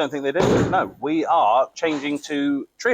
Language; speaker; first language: English; native; English